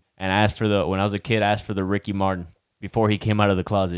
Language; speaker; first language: English; early bilingual, other home language; Spanish